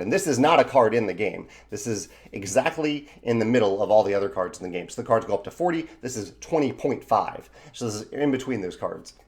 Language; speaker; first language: English; native; English